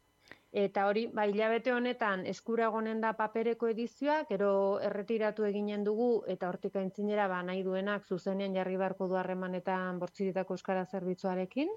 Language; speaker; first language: Basque; native; Basque